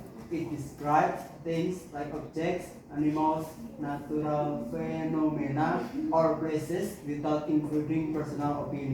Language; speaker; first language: English; non-native, learner; Indonesian